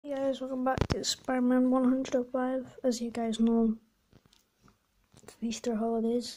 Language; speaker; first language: English; native; English